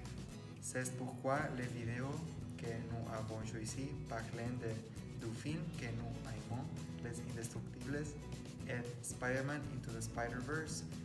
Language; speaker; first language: French; non-native, learner; Spanish